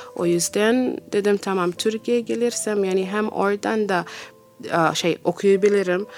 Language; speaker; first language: Turkish; non-native, learner; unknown